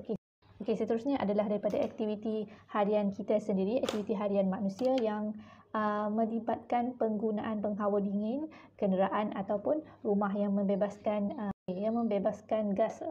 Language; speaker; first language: Malay; native; Malay